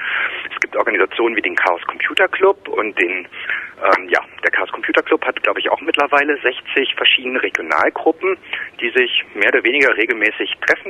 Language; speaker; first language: German; native; German